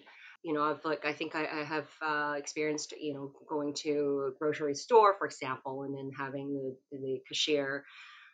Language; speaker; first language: English; non-native, local second language; Cantonese